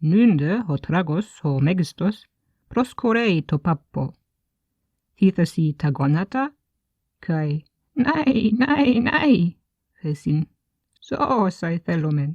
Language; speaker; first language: Greek; non-native, fluent; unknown